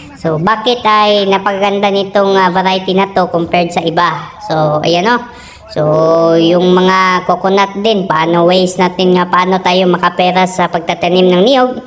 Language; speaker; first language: Filipino; non-native, local second language; Cebuano